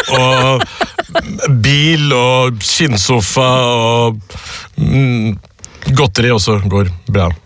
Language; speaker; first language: Norwegian; early bilingual, other home language; Urdu